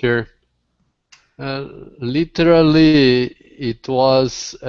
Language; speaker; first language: English; non-native, learner; Portuguese